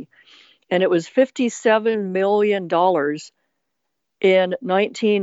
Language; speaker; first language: English; native; English